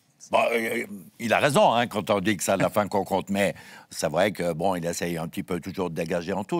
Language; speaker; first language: French; native; French